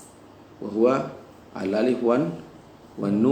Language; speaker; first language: Arabic; non-native, fluent; Indonesian